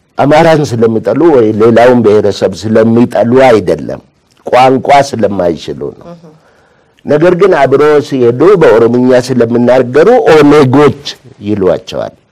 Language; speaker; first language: Amharic; non-native, local second language; Oromo